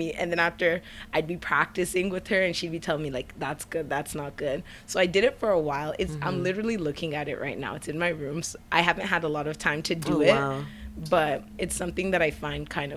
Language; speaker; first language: English; native; English